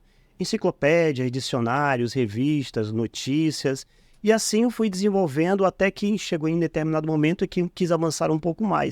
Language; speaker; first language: Portuguese; native; Portuguese